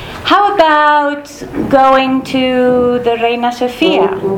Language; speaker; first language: English; non-native, fluent; Spanish